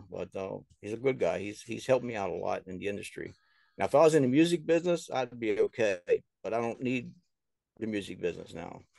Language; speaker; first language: English; native; English